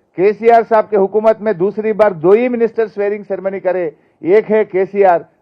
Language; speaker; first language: Hindi; non-native, local second language; Telugu